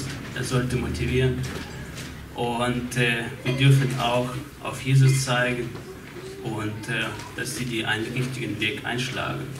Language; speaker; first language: German; non-native, fluent; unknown